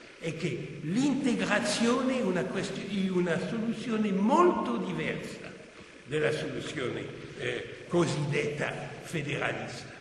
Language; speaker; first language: Italian; non-native, fluent; French